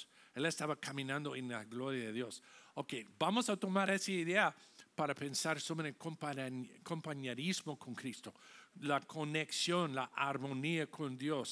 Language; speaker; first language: Spanish; non-native, fluent; English